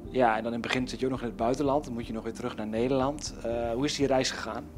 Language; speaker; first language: Dutch; native; Dutch